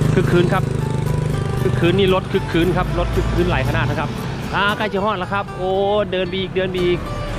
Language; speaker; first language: Thai; native; Thai